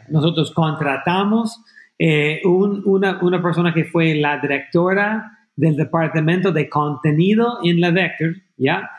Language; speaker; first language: Spanish; non-native, fluent; English